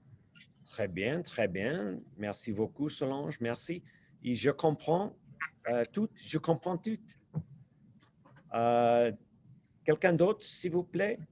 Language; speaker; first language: French; non-native, learner; English